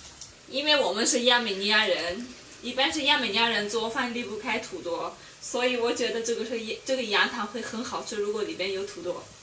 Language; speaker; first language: Chinese; non-native, fluent; Armenian